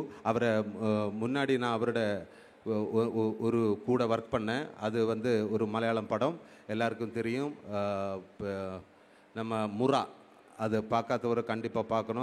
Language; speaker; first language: Tamil; non-native, local second language; Malayalam